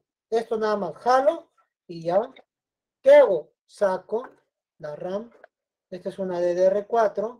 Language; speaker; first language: Spanish; native; Spanish